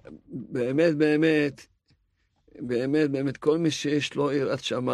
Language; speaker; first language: Hebrew; non-native, fluent; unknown